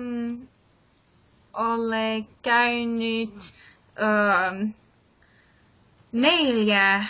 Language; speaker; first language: Finnish; non-native, learner; English